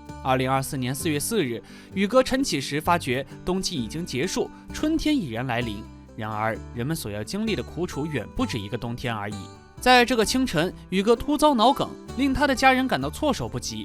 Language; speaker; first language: Chinese; native; Chinese